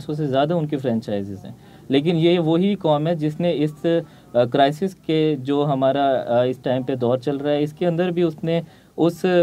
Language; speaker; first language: Urdu; non-native, local second language; Punjabi